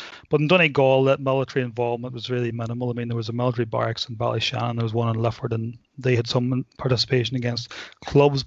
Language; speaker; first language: English; native; English